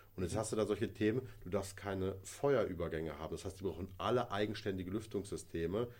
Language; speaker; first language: German; native; German